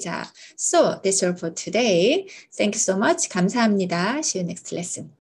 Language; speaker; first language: English; non-native, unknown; Korean